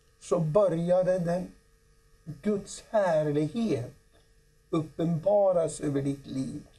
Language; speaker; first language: Swedish; native; Swedish